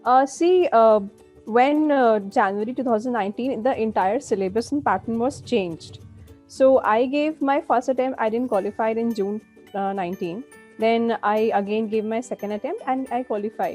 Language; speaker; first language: English; non-native, local second language; Hindi